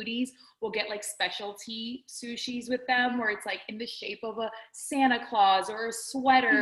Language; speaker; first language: English; native; English